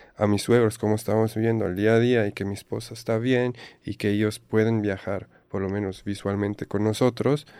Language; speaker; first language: Spanish; non-native, fluent; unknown